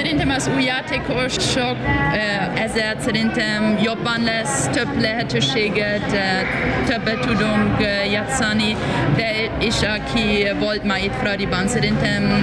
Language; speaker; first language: Hungarian; non-native, learner; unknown